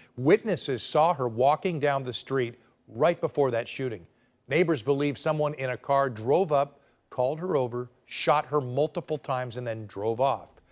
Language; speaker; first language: English; native; English